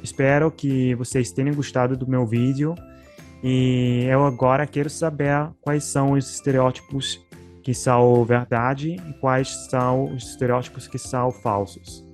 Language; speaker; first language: Portuguese; non-native, fluent; Italian